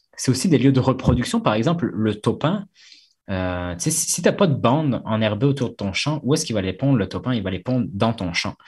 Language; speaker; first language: French; native; French